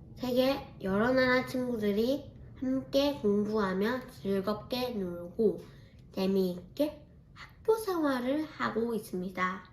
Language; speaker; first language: Korean; early bilingual, heritage; Korean